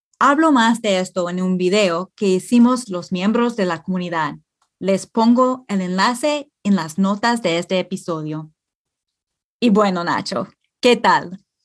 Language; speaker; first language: Spanish; non-native, fluent; English